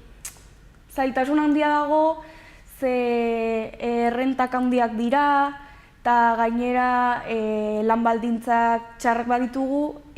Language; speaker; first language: Basque; non-native, local second language; Spanish